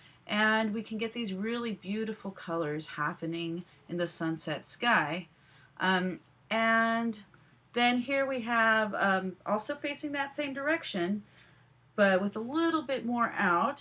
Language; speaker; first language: English; native; English